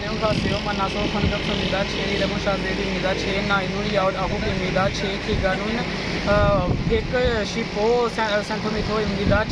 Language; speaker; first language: Korean; non-native, learner; Punjabi